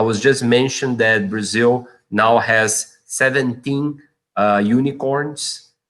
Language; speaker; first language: English; non-native, fluent; Portuguese